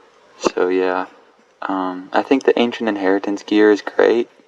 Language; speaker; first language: English; native; English